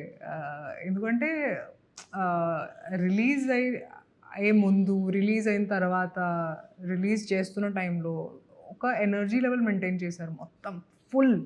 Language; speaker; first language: Telugu; non-native, local second language; Hindi